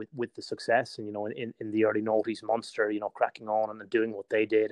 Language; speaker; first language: English; native; English